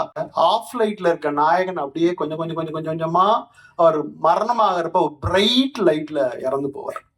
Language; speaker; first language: Tamil; native; Tamil